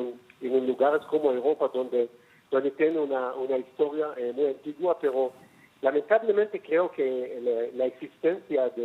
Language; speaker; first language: Spanish; non-native, fluent; Hebrew